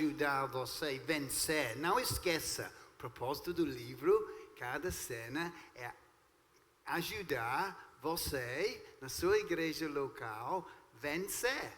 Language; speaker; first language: Portuguese; non-native, fluent; English